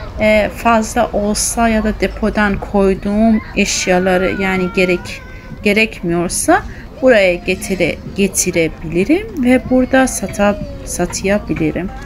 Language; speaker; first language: Turkish; early bilingual, heritage; Turkish